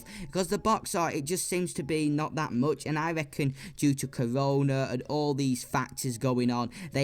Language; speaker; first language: English; native; English